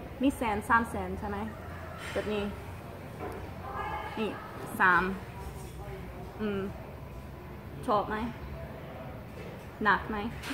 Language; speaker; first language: Thai; non-native, learner; English